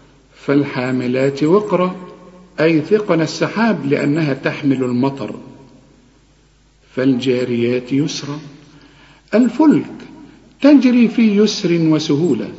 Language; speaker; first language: Arabic; native; Arabic